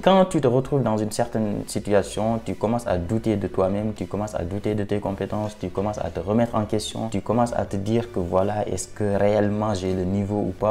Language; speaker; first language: French; non-native, local second language; Wolof